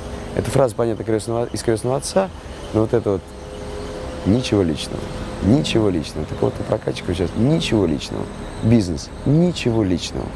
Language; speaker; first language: Russian; native; Russian